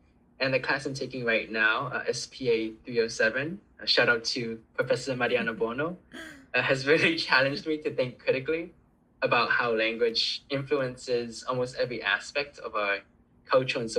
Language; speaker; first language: English; early bilingual, other home language; Cantonese